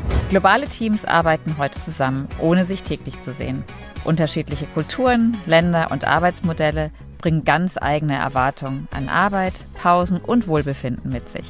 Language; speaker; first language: German; native; German